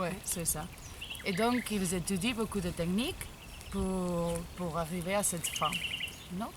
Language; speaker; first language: French; non-native, fluent; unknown